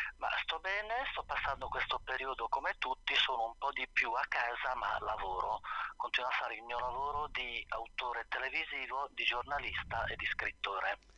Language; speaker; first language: Italian; native; Italian